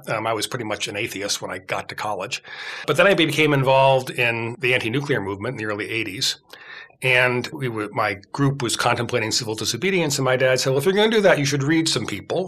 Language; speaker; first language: English; native; English